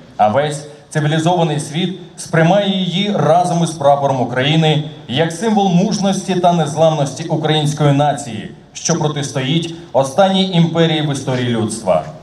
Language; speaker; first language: Ukrainian; native; Ukrainian